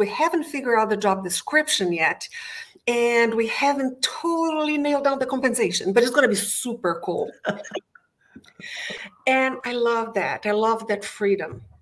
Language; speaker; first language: English; non-native, fluent; Portuguese